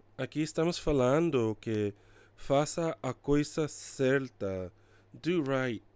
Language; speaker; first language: Portuguese; non-native, learner; English